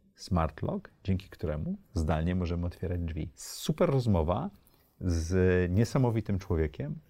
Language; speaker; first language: Polish; native; Polish